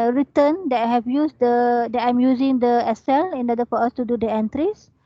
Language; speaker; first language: English; non-native, local second language; Malay